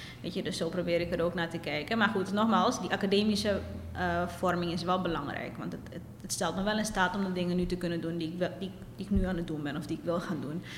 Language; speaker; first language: Dutch; native; Dutch